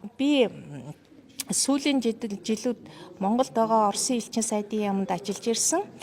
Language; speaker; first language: Mongolian; non-native, fluent; Russian